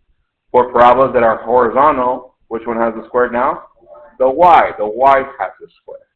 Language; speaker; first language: English; native; English